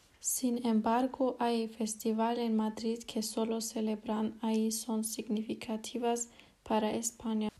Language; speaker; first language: Spanish; non-native, learner; German